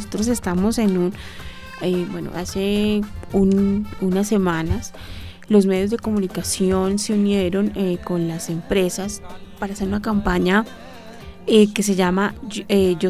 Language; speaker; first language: Spanish; native; Spanish